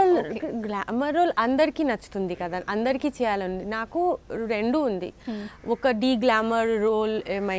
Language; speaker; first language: Telugu; non-native, learner; Bangla